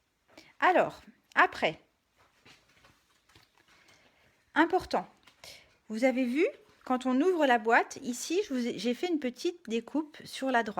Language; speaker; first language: French; native; French